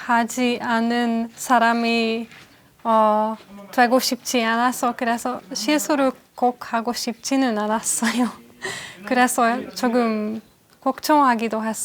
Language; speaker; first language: Korean; non-native, fluent; Hungarian